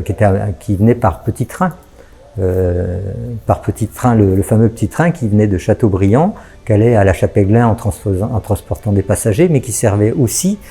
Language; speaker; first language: French; native; French